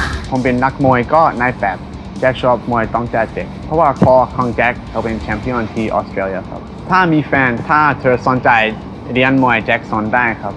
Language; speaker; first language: Thai; non-native, fluent; English